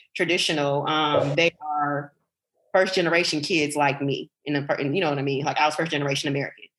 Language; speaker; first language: English; native; English